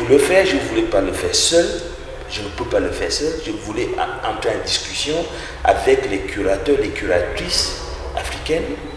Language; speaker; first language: French; non-native, local second language; English